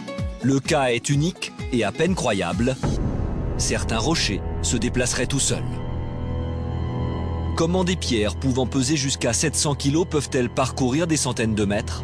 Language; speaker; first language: French; native; French